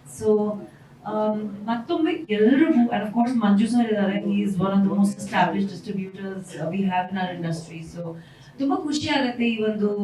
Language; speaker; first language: Kannada; native; Kannada